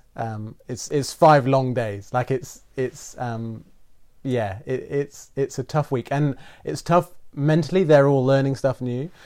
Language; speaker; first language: English; native; English